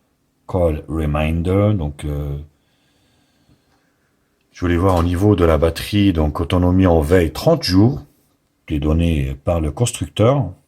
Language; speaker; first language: French; native; French